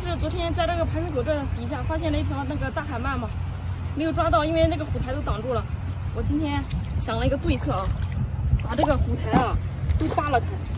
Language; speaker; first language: Chinese; native; Chinese